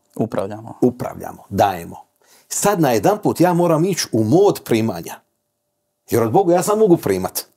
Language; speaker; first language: Croatian; early bilingual, heritage; Croatian